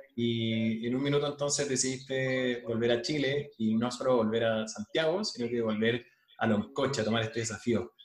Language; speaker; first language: Spanish; native; Spanish